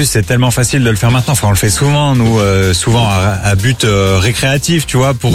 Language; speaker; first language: French; native; French